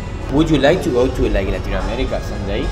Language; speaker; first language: English; non-native, learner; Spanish